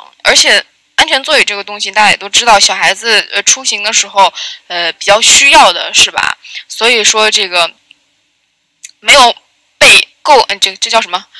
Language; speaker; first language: Chinese; native; Chinese